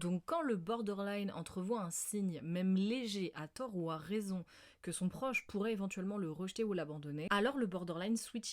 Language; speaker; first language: French; native; French